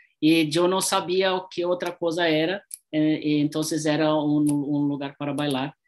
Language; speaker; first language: Spanish; non-native, learner; Portuguese